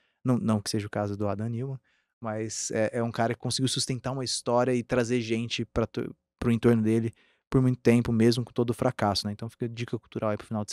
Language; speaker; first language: Portuguese; native; Portuguese